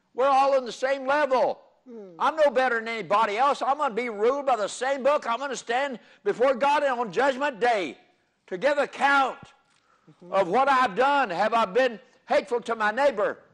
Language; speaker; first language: English; native; English